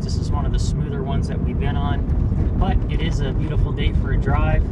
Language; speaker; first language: English; native; English